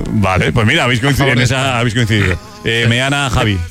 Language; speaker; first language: Spanish; native; Spanish